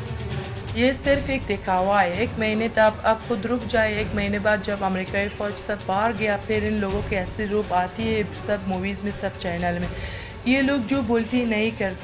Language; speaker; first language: Hindi; non-native, learner; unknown